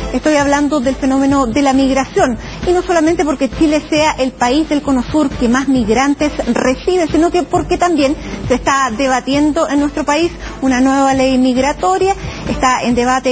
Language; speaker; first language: Spanish; native; Spanish